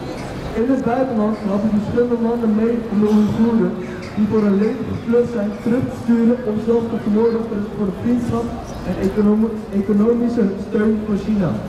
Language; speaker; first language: Dutch; early bilingual, other home language; Uyghur